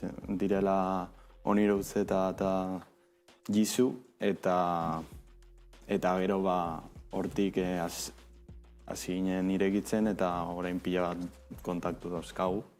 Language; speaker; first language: Basque; non-native, local second language; Spanish